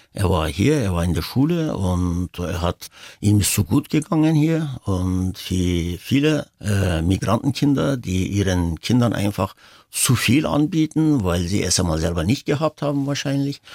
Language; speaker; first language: German; early bilingual, other home language; Turkish